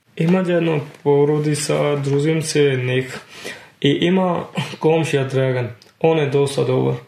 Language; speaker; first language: Serbian; non-native, learner; Punjabi